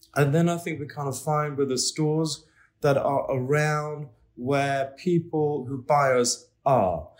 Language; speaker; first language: English; non-native, fluent; Swedish